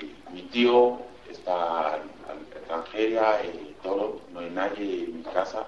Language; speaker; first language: Spanish; non-native, learner; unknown